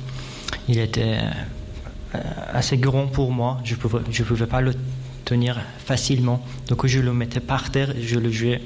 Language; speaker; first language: French; non-native, fluent; Persian